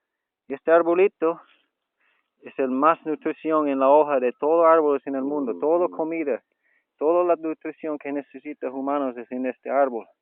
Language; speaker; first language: Spanish; non-native, learner; English